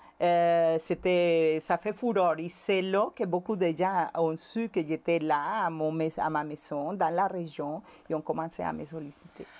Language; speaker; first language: French; non-native, fluent; Spanish